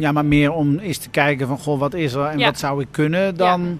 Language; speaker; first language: Dutch; native; Dutch